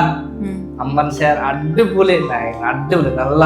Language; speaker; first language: Malayalam; non-native, local second language; Bangla